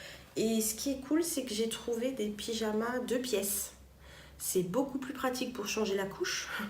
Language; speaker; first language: French; native; French